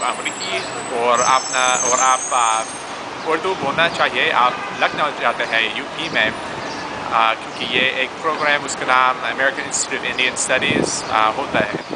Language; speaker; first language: Hindi; non-native, learner; English